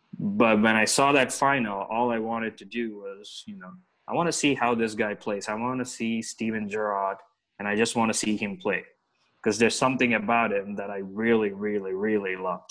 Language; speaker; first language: English; non-native, local second language; Telugu